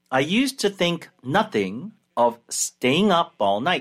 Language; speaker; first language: English; non-native, fluent; Korean